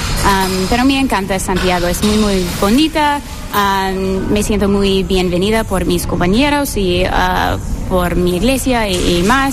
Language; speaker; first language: Spanish; non-native, fluent; English